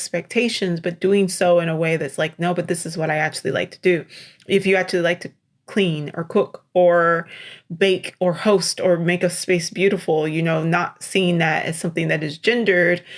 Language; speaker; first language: English; native; English